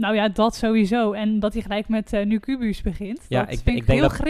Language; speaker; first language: Dutch; native; Dutch